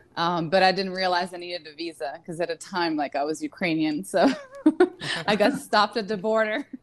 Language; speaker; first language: English; non-native, fluent; Russian